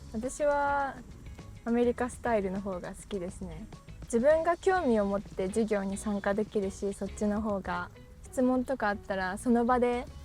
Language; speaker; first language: Japanese; native; Japanese